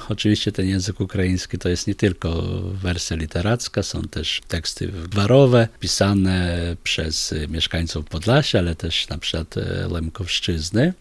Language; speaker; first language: Polish; non-native, local second language; Ukrainian